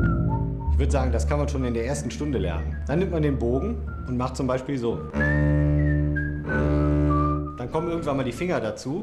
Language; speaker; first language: German; native; German